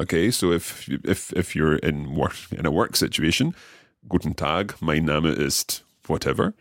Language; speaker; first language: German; non-native, learner; English